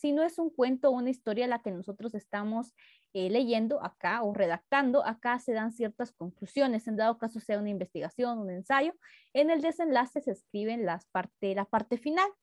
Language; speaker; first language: Spanish; native; Spanish